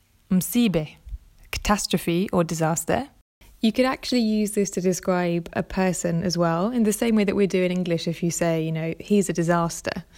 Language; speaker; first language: English; native; English